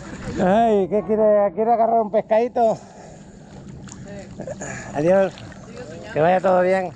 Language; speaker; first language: Spanish; native; Spanish